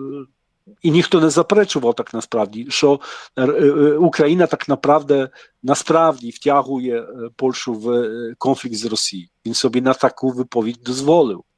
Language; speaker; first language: Polish; non-native, learner; Ukrainian